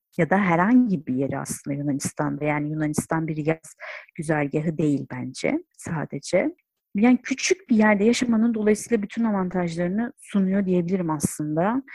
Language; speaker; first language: Turkish; native; Turkish